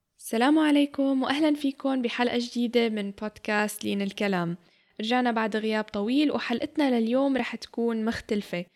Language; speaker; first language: Arabic; native; Arabic